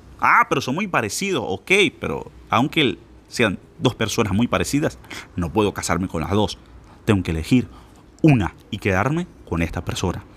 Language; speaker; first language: Spanish; non-native, fluent; Portuguese